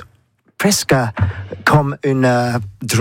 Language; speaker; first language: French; non-native, learner; English